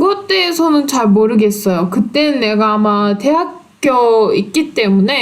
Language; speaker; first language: Korean; non-native, fluent; Turkish